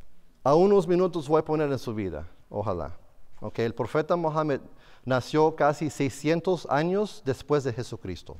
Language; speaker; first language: Spanish; non-native, fluent; English